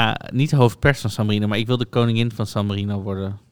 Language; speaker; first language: Dutch; native; Dutch